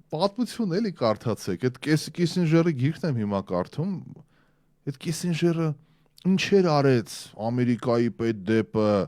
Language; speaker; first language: Armenian; early bilingual, heritage; Armenian